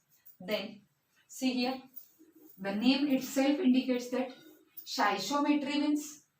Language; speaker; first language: English; non-native, local second language; Marathi